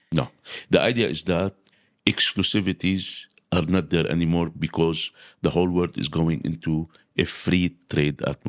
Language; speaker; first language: English; non-native, local second language; Arabic